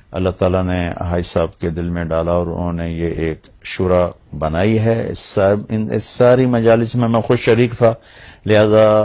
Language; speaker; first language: Urdu; non-native, local second language; Punjabi